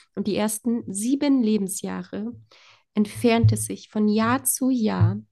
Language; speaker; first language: German; early bilingual, other home language; Polish